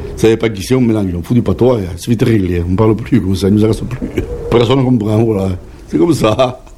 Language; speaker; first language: French; native; French